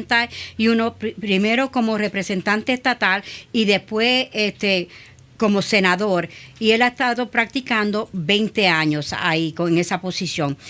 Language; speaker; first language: Spanish; early bilingual, other home language; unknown